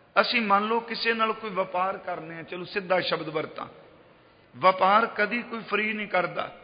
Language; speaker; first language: Punjabi; native; Punjabi